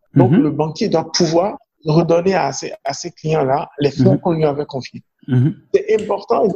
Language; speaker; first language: French; non-native, local second language; Fon